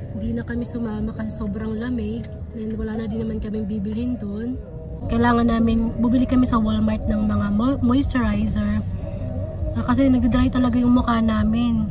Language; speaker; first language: Filipino; non-native, local second language; Bikol